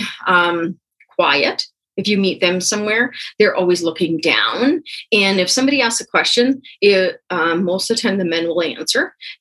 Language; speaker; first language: English; early bilingual, other home language; German